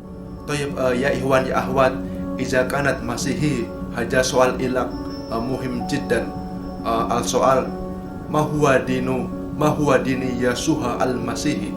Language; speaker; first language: Arabic; non-native, learner; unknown